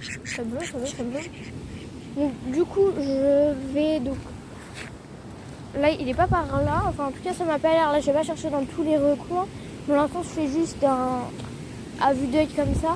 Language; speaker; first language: French; native; French